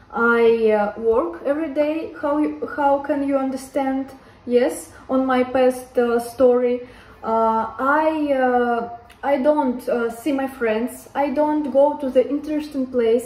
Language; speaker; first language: English; non-native, learner; Russian